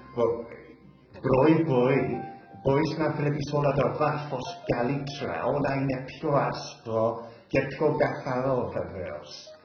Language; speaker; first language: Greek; early bilingual, heritage; English